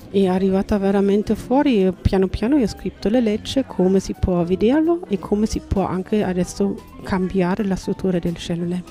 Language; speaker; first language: Italian; non-native, learner; German